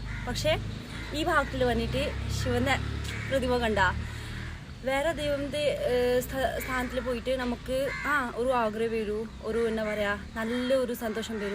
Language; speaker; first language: Malayalam; non-native, local second language; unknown